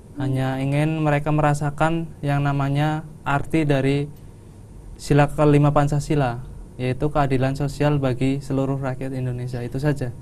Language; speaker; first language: Indonesian; non-native, local second language; Javanese